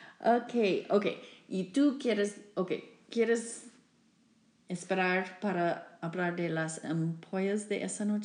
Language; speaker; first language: Spanish; non-native, fluent; English